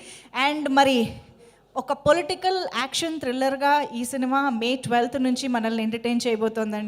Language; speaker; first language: Telugu; native; Telugu